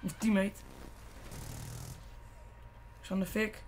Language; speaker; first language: Dutch; native; Dutch